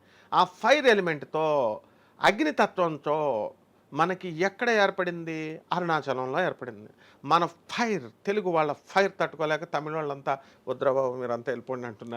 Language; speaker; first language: Telugu; native; Telugu